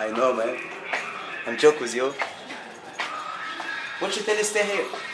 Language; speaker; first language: English; non-native, learner; Arabic